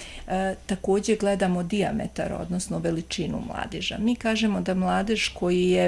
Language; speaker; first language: Croatian; native; Croatian